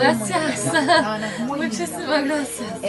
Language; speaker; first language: Spanish; non-native, learner; French